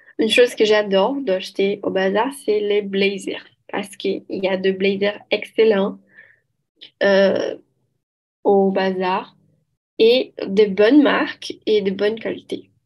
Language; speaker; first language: French; non-native, learner; Portuguese